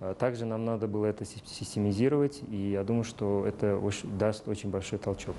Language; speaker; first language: Russian; non-native, local second language; Uzbek